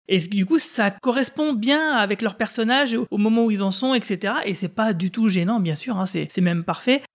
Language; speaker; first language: French; native; French